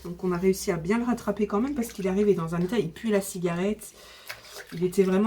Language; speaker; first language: French; native; French